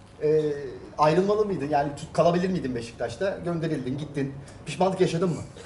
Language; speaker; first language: Turkish; native; Turkish